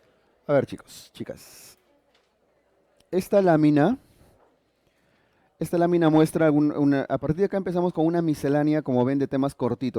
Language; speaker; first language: Spanish; native; Spanish